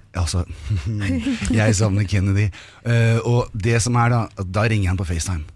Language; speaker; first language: Norwegian; native; Norwegian